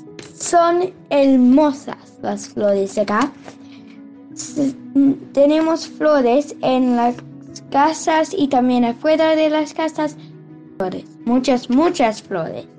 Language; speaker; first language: Spanish; early bilingual, heritage; Spanish